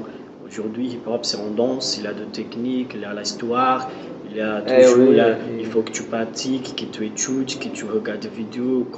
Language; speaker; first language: French; non-native, learner; Portuguese